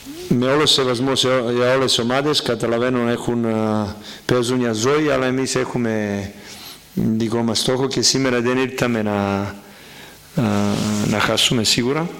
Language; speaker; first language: Greek; non-native, fluent; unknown